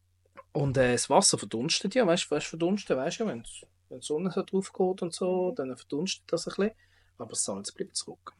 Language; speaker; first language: German; native; German